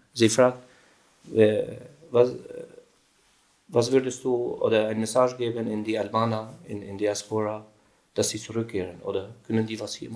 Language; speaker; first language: German; non-native, learner; Albanian